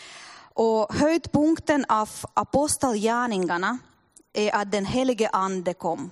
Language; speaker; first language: Swedish; non-native, fluent; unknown